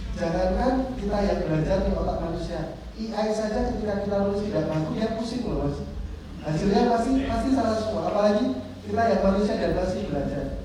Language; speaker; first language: Indonesian; native; Indonesian